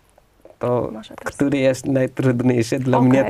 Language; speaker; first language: Polish; non-native, fluent; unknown